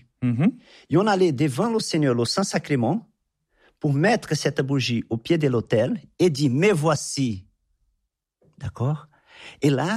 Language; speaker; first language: French; non-native, fluent; Portuguese